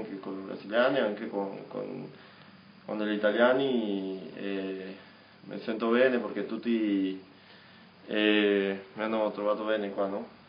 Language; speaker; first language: Italian; non-native, learner; Spanish